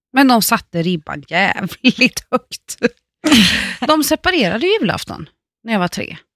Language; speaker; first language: Swedish; native; Swedish